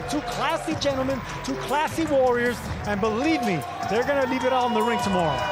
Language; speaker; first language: English; native; English